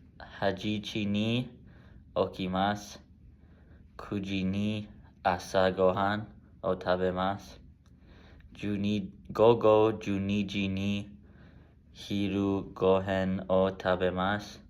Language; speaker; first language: Japanese; non-native, learner; English